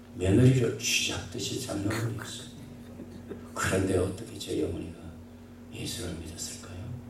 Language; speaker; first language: Korean; native; Korean